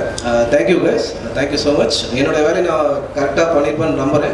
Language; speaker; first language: Tamil; native; Tamil